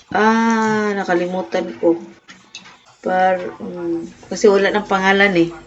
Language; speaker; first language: Filipino; non-native, local second language; Cebuano